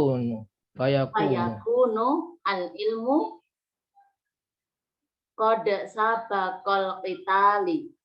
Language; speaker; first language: Arabic; non-native, learner; Indonesian